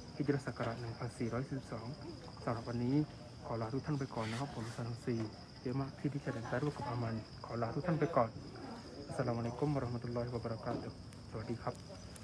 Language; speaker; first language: Thai; non-native, local second language; Malay